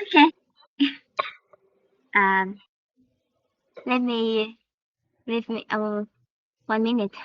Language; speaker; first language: English; non-native, learner; Vietnamese